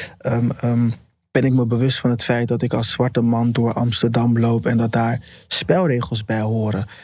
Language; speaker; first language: Dutch; early bilingual, other home language; Papiamento